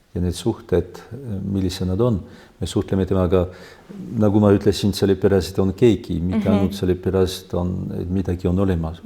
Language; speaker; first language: Estonian; non-native, fluent; French